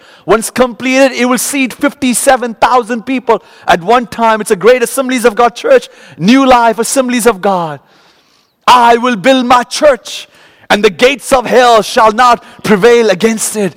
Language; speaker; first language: English; non-native, local second language; Malayalam